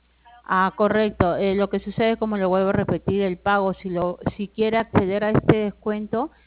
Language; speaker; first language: Spanish; native; Spanish